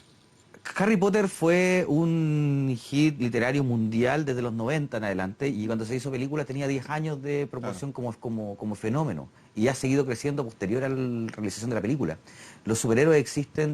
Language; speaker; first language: Spanish; native; Spanish